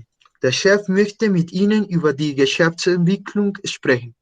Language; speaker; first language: German; non-native, fluent; Spanish